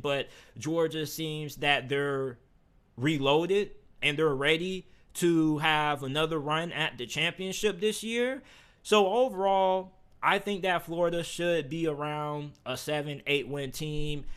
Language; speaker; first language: English; native; English